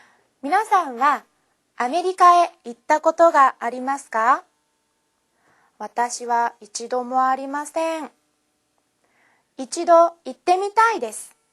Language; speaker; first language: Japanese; non-native, fluent; Korean